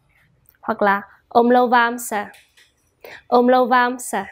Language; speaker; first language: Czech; non-native, fluent; Vietnamese